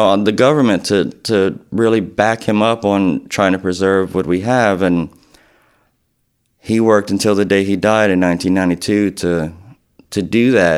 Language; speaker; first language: English; native; English